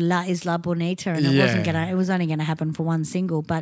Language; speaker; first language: English; native; English